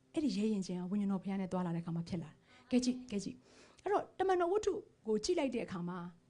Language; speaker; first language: Burmese; native; Burmese